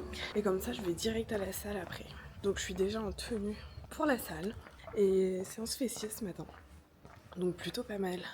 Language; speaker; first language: French; native; French